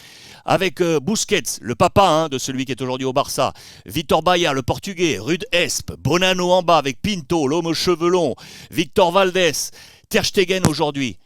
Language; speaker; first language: French; native; French